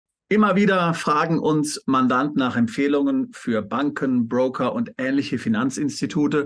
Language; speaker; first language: German; native; German